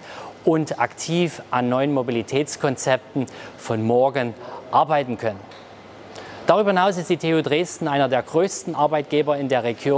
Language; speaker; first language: German; native; German